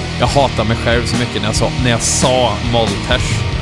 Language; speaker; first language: Swedish; native; Swedish